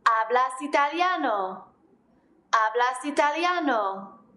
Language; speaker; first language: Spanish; non-native, fluent; English